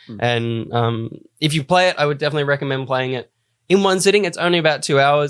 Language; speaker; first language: English; native; English